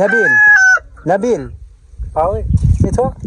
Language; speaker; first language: French; non-native, local second language; Arabic